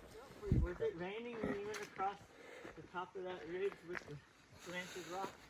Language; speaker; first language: English; native; English